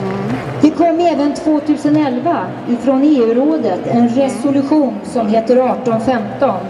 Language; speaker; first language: Swedish; native; Swedish